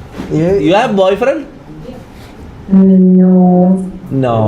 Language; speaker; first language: English; non-native, local second language; Malayalam